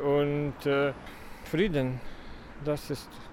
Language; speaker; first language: German; non-native, fluent; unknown